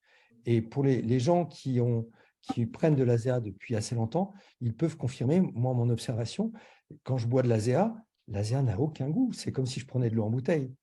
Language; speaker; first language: French; native; French